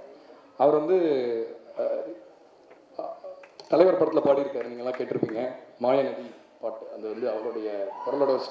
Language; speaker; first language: Tamil; native; Tamil